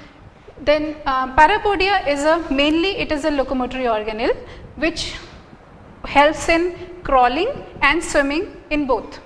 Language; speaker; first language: English; non-native, local second language; Hindi